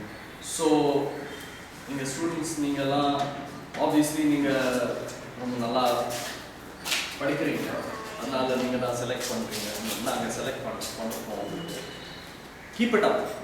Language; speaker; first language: Tamil; non-native, local second language; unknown